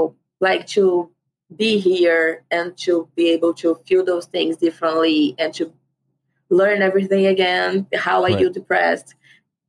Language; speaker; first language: English; non-native, fluent; Portuguese